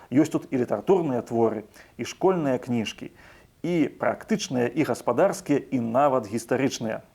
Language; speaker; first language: Belarusian; native; Belarusian